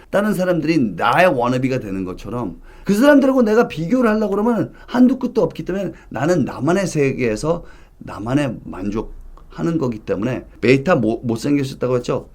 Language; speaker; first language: Korean; early bilingual, other home language; English